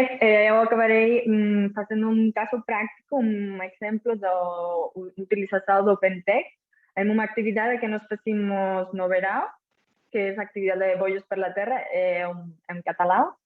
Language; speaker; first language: Portuguese; non-native, fluent; Catalan